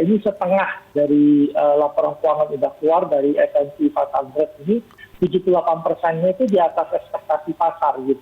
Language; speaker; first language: Indonesian; native; Indonesian